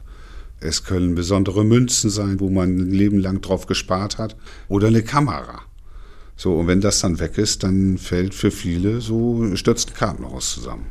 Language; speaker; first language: German; native; German